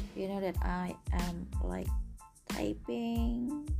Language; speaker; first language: English; non-native, fluent; Indonesian